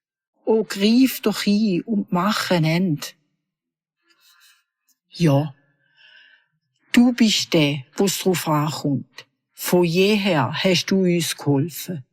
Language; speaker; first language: German; native; German